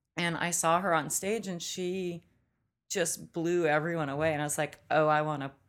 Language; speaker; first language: English; native; English